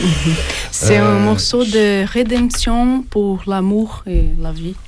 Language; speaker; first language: French; non-native, fluent; Portuguese